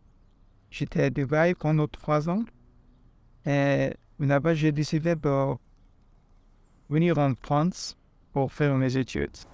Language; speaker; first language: French; non-native, learner; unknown